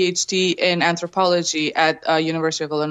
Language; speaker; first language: English; non-native, local second language; Bangla